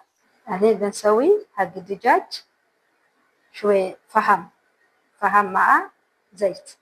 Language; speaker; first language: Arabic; non-native, learner; Amharic